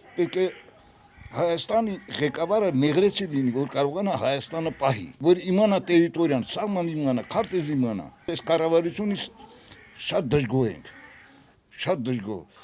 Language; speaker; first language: Armenian; native; Armenian